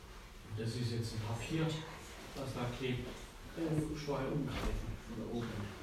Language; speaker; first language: German; native; German